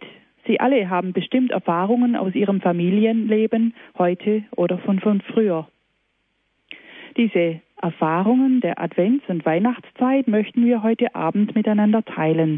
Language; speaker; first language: German; native; German